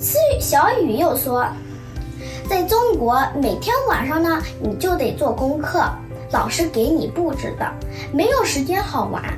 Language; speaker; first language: Chinese; early bilingual, heritage; Chinese